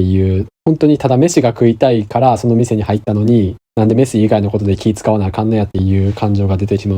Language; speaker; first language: Japanese; native; Japanese